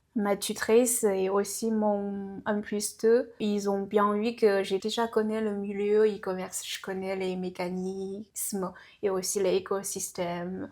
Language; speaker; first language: French; non-native, fluent; Chinese